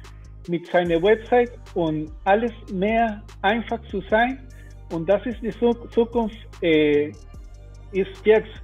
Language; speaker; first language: German; non-native, learner; Spanish